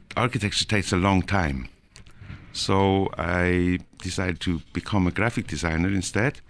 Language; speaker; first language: English; non-native, fluent; Norwegian